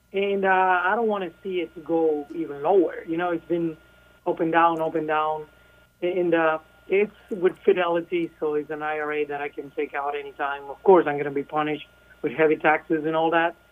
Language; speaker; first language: English; non-native, fluent; Spanish